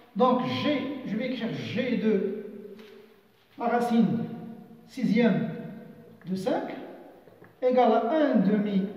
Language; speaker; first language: French; non-native, local second language; Arabic